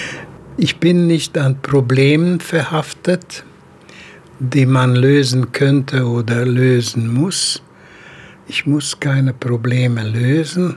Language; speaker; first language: German; non-native, fluent; Hungarian